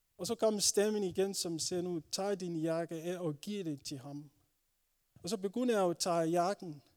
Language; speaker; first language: Danish; non-native, fluent; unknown